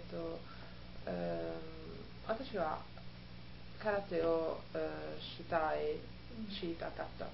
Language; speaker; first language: Japanese; non-native, learner; Italian